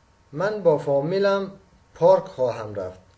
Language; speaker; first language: Persian; native; Persian